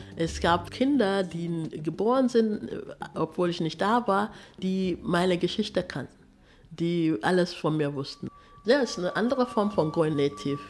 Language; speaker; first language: German; early bilingual, other home language; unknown